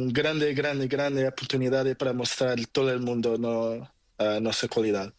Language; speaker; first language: Spanish; non-native, learner; Portuguese